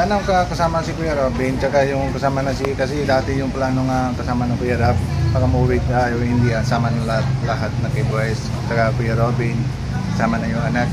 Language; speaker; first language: Filipino; non-native, learner; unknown